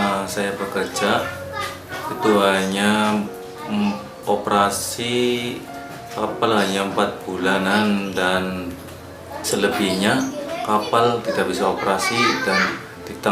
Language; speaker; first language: Indonesian; non-native, local second language; Javanese